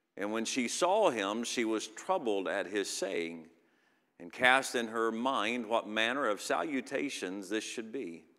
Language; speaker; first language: English; native; English